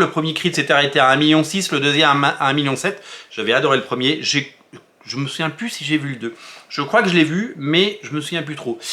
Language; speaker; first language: French; native; French